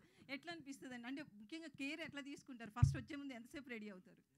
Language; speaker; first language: Telugu; native; Telugu